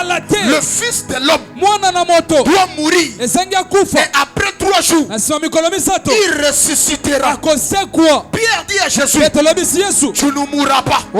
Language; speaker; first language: French; non-native, local second language; Lingala